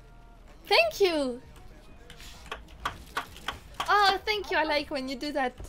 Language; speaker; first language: English; non-native, learner; French